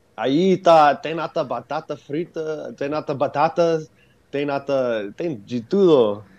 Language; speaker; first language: Portuguese; non-native, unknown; English